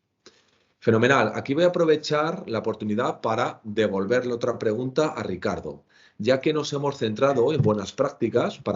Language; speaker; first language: Spanish; native; Spanish